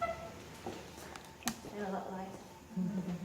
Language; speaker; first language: English; native; English